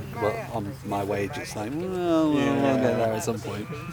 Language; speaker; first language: English; native; English